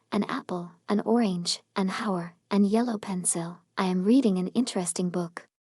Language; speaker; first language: English; non-native, learner; Kazakh